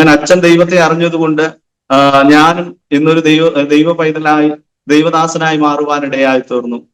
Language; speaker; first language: Malayalam; non-native, local second language; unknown